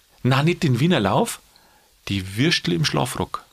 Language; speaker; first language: German; native; German